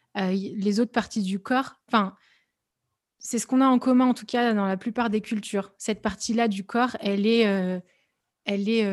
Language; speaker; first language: French; native; French